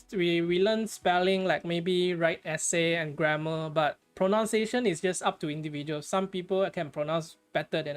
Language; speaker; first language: English; non-native, fluent; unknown